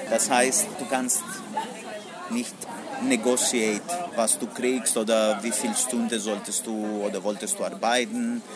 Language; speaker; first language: German; non-native, learner; Greek